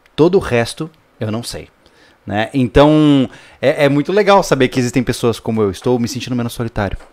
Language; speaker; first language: Portuguese; native; Portuguese